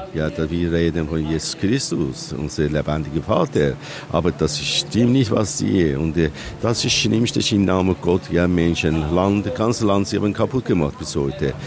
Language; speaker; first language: German; non-native, learner; Persian